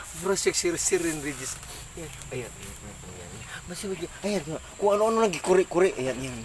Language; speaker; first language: Filipino; non-native, local second language; Cebuano